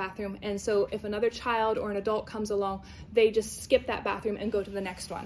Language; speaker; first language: English; native; English